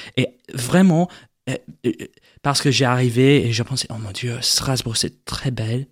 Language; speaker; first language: French; non-native, learner; English